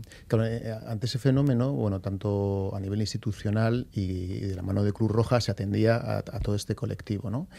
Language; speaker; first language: Spanish; native; Spanish